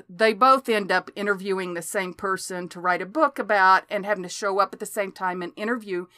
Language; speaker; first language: English; native; English